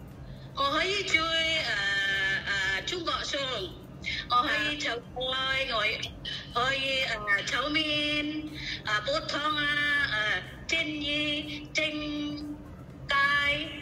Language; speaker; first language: Chinese; non-native, learner; Indonesian